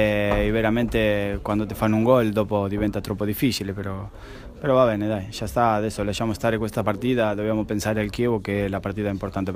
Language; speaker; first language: Italian; non-native, fluent; Spanish